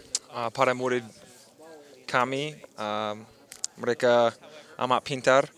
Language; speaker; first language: Indonesian; non-native, fluent; English